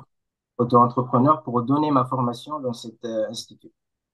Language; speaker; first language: French; non-native, local second language; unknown